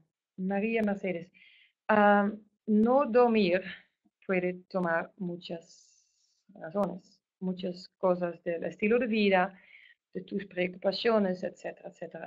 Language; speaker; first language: Spanish; non-native, fluent; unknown